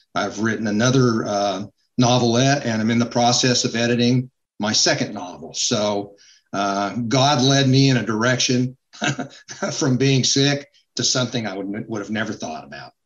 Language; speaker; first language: English; native; English